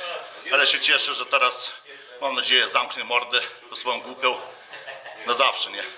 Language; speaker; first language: Polish; non-native, fluent; Lithuanian